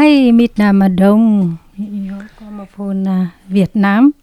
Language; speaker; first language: Swedish; non-native, learner; Vietnamese